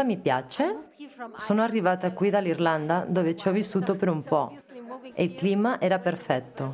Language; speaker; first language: Italian; non-native, fluent; Polish